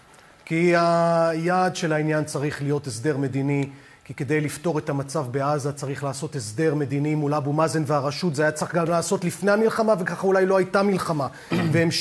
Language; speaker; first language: Hebrew; native; Hebrew